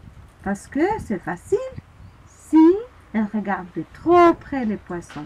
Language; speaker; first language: French; non-native, fluent; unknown